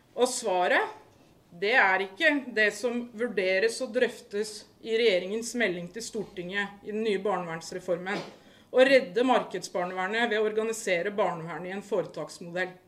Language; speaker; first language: Norwegian; native; Norwegian